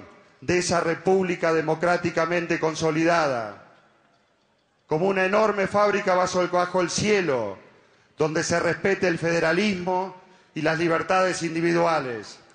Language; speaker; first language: Spanish; native; Spanish